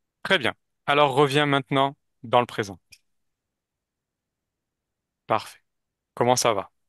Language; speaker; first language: French; native; French